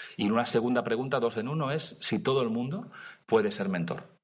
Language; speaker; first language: Spanish; non-native, local second language; Catalan